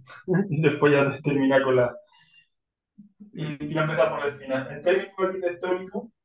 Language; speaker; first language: Spanish; native; Spanish